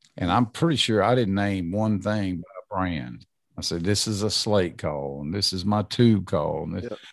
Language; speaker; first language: English; native; English